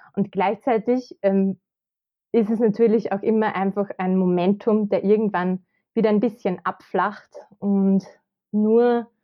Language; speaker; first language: German; native; German